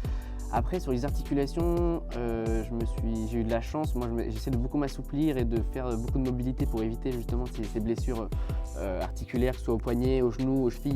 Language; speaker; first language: French; native; French